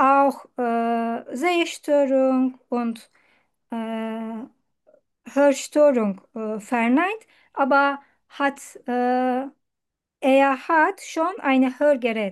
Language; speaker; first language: German; non-native, learner; Turkish